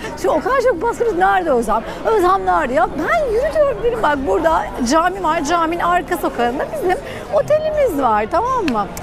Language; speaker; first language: Turkish; native; Turkish